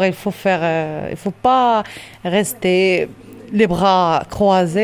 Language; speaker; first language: French; non-native, learner; Arabic